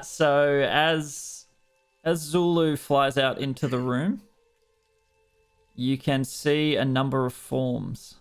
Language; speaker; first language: English; native; English